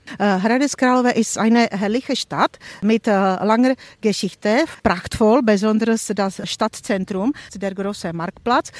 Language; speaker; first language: German; non-native, fluent; Czech